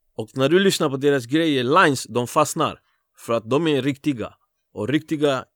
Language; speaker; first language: Swedish; early bilingual, other home language; Spanish